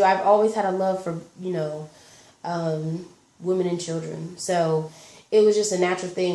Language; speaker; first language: English; native; English